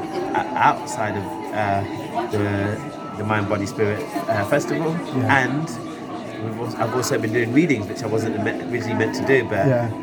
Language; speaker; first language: English; native; English